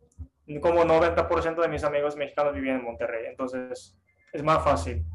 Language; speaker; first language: Spanish; non-native, fluent; Japanese